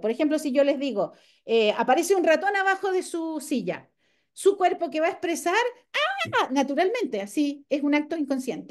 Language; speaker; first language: Spanish; native; Spanish